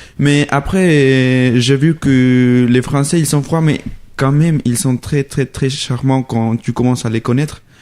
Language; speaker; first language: French; non-native, fluent; Spanish